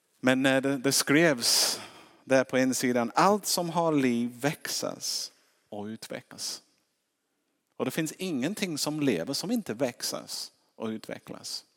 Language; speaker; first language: Swedish; non-native, fluent; English